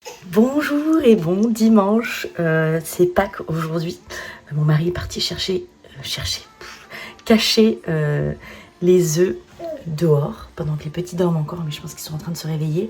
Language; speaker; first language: French; native; French